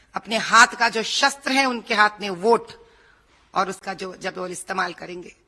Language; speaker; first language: Hindi; non-native, local second language; Telugu